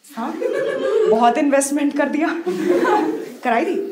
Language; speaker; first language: Hindi; native; Hindi